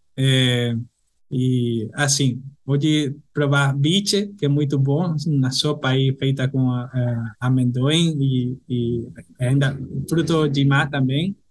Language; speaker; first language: Portuguese; non-native, fluent; Spanish